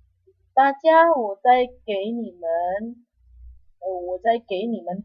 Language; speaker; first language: Chinese; non-native, fluent; Indonesian